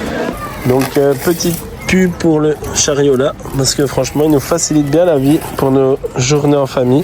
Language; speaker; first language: French; native; French